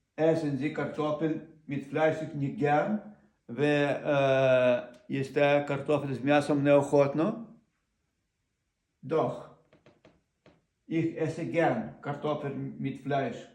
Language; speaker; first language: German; non-native, learner; Ukrainian